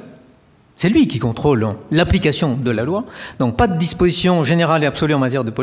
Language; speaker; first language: French; native; French